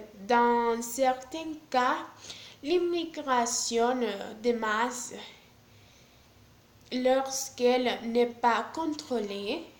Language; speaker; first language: French; non-native, learner; Spanish